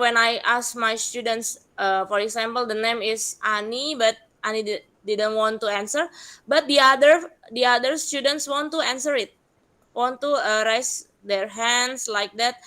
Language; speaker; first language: English; non-native, learner; Indonesian